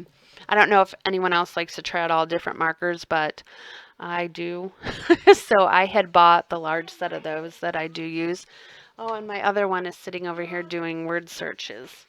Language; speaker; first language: English; native; English